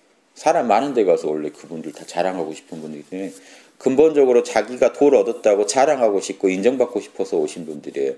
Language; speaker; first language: Korean; native; Korean